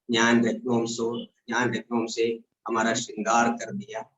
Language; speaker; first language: Hindi; non-native, local second language; Malayalam